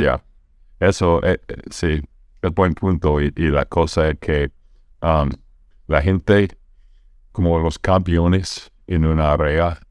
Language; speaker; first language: Spanish; non-native, fluent; English